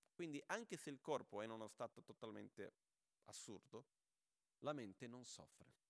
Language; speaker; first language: Italian; non-native, fluent; Portuguese